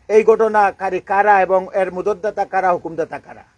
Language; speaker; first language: Bangla; non-native, local second language; Sylheti